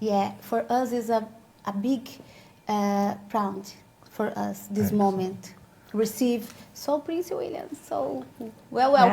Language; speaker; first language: English; non-native, learner; Portuguese